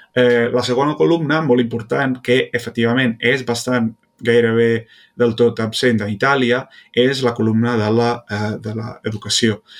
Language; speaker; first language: Catalan; non-native, fluent; Italian